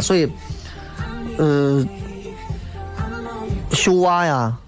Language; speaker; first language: Chinese; native; Chinese